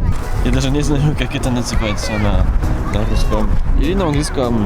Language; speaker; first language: Russian; non-native, fluent; French